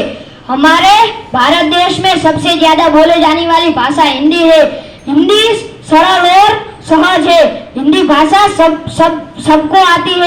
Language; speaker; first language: Hindi; non-native, local second language; Gujarati